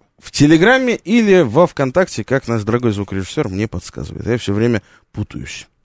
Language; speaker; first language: Russian; native; Russian